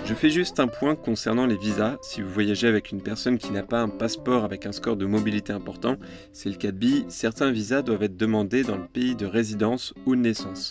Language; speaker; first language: French; native; French